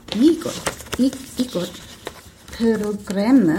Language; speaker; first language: Korean; non-native, learner; English